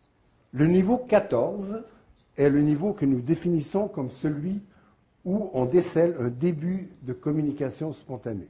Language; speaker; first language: French; native; French